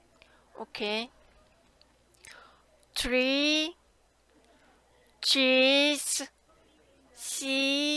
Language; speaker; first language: English; non-native, learner; Korean